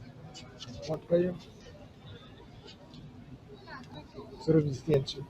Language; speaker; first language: Polish; non-native, learner; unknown